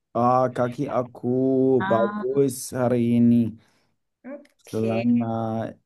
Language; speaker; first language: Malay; non-native, learner; English